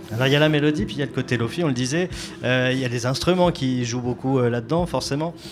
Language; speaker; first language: French; native; French